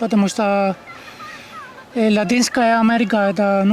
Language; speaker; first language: Russian; non-native, learner; Spanish